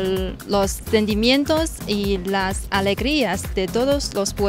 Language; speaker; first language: Spanish; non-native, fluent; Chinese